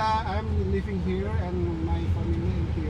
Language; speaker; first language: English; non-native, learner; Indonesian